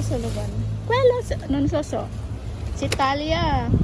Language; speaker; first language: Italian; non-native, learner; Filipino